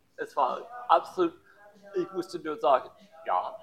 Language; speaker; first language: German; non-native, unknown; English